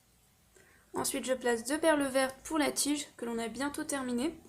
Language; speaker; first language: French; native; French